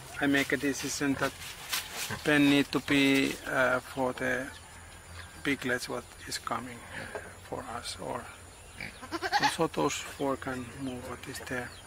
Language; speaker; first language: English; non-native, learner; Finnish